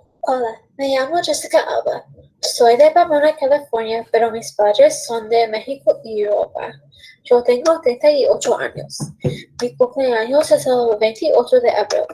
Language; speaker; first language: Spanish; non-native, learner; English